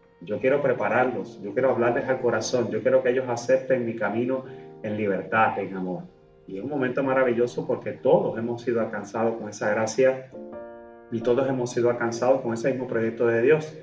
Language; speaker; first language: Spanish; native; Spanish